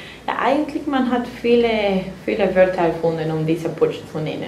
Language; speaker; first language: German; non-native, fluent; Spanish